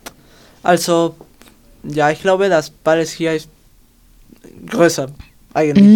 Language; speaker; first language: German; non-native, learner; Spanish